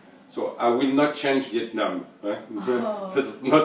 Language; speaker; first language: English; non-native, learner; French